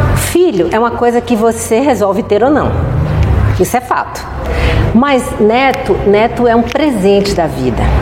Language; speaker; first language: Portuguese; native; Portuguese